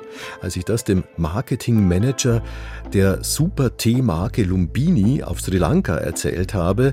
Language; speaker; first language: German; native; German